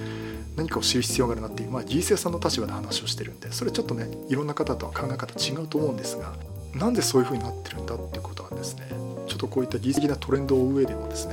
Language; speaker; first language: Japanese; native; Japanese